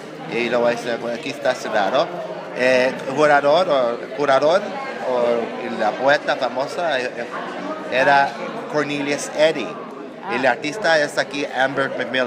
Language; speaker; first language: Spanish; non-native, learner; English